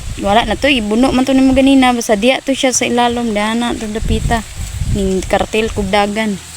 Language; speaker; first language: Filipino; non-native, local second language; Cebuano